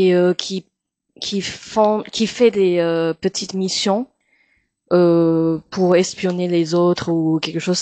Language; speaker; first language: French; non-native, fluent; Chinese